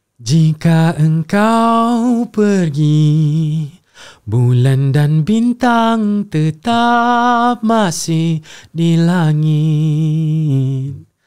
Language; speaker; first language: Malay; native; Malay